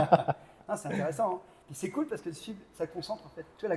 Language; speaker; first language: French; native; French